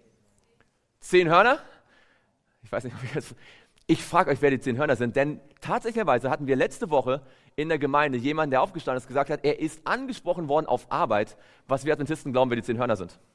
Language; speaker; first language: German; native; German